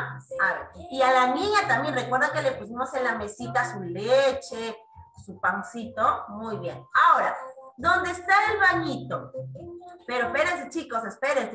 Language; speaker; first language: Spanish; native; Spanish